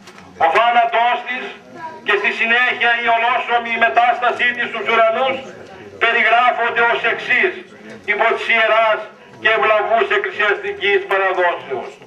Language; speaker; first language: Greek; native; Greek